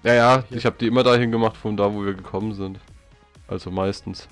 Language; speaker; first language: German; native; German